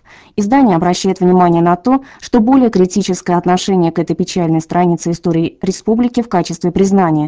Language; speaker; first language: Russian; native; Russian